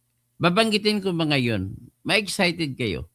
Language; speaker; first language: Filipino; native; Filipino